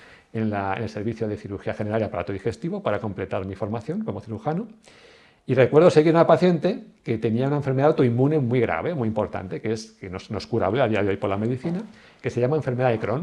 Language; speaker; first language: Spanish; native; Spanish